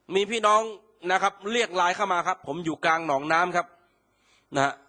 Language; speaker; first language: Thai; native; Thai